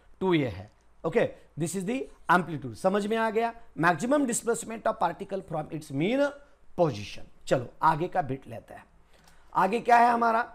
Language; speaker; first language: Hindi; non-native, local second language; Marathi